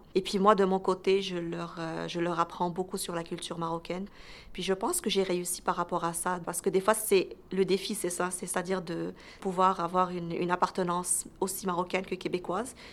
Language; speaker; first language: French; non-native, local second language; Arabic